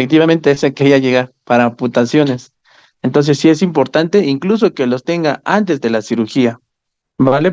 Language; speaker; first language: Spanish; native; Spanish